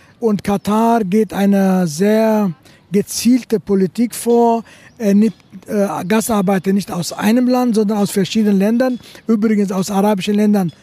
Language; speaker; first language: German; non-native, fluent; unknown